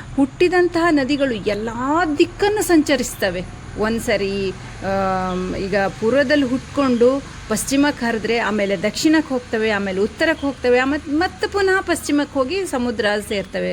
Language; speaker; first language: Kannada; native; Kannada